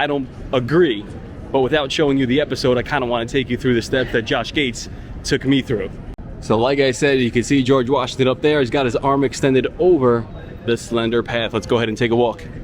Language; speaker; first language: English; native; English